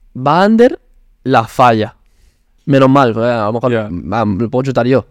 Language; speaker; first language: Spanish; early bilingual, other home language; Italian